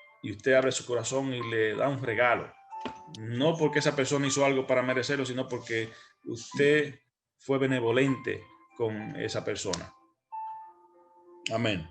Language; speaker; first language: Spanish; native; Spanish